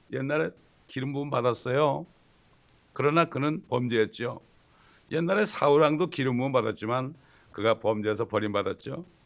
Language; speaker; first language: Korean; native; Korean